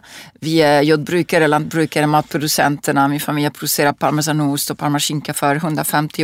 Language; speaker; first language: Swedish; non-native, fluent; Italian